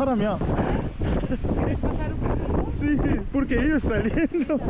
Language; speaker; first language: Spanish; non-native, learner; Korean